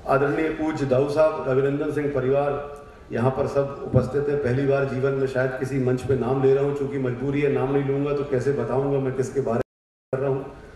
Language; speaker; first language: Hindi; native; Hindi